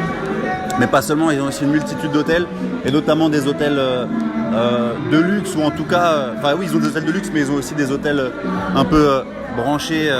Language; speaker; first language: French; native; French